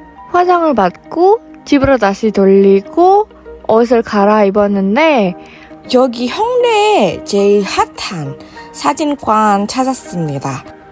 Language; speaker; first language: Korean; non-native, fluent; Indonesian